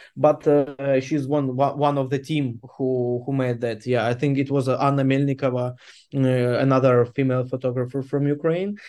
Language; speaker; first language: English; non-native, fluent; Ukrainian